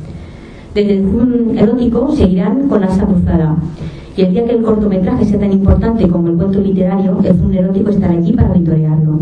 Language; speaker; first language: Spanish; native; Spanish